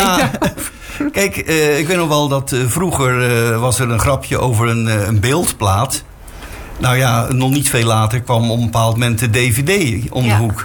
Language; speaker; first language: Dutch; native; Dutch